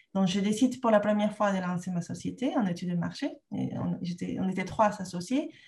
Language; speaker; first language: French; non-native, fluent; Spanish